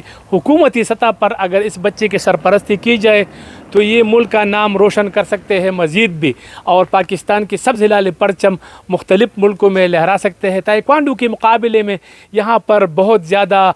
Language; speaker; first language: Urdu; non-native, local second language; Pashto